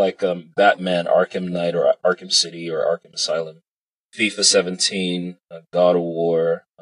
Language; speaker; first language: English; native; English